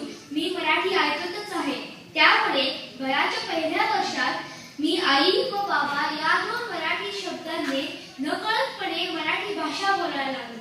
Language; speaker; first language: Marathi; early bilingual, heritage; Marathi